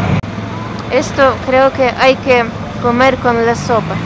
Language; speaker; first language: Spanish; non-native, fluent; Ukrainian